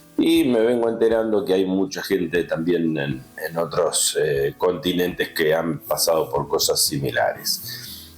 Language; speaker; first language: Spanish; native; Spanish